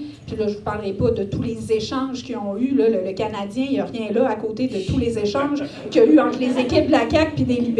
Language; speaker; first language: French; native; French